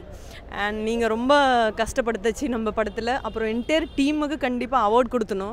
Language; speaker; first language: Tamil; non-native, fluent; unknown